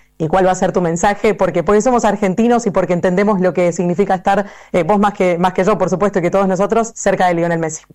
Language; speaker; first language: Spanish; native; Spanish